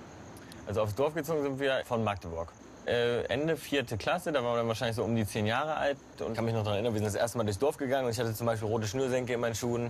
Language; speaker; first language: German; native; German